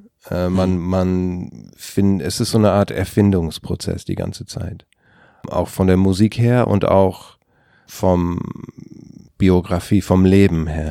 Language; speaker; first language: German; non-native, fluent; English